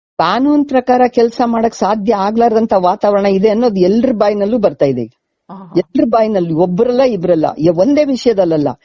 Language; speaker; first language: Kannada; non-native, local second language; Lambadi